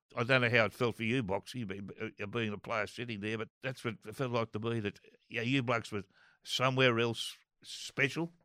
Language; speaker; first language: English; native; English